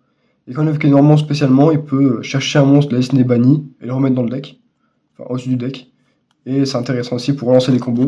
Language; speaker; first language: French; native; French